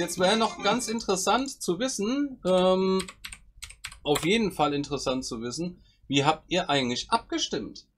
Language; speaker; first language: German; native; German